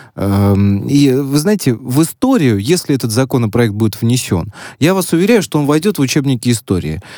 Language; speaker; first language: Russian; native; Russian